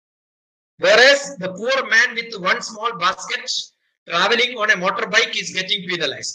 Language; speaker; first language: English; non-native, local second language; Malayalam